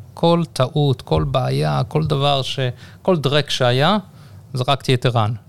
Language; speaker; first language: Hebrew; early bilingual, heritage; Hebrew